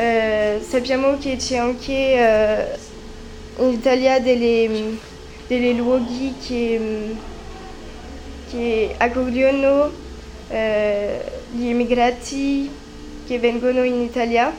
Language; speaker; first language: Italian; non-native, learner; French